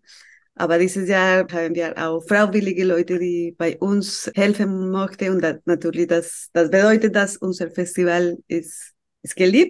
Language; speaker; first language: German; non-native, fluent; Spanish